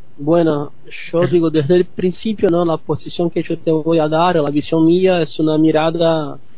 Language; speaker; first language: Spanish; non-native, fluent; Portuguese